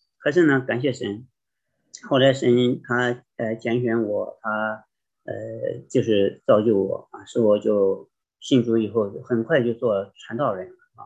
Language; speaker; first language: Chinese; native; Chinese